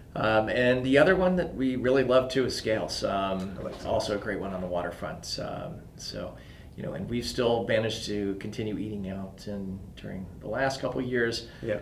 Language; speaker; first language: English; native; English